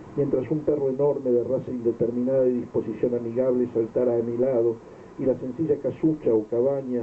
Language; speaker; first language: Spanish; native; Spanish